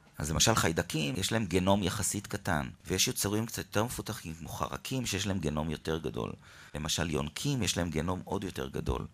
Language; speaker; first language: Hebrew; native; Hebrew